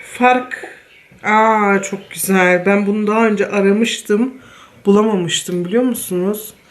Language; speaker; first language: Turkish; early bilingual, heritage; Turkish